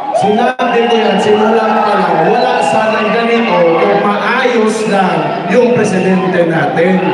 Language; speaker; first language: Filipino; non-native, local second language; Cebuano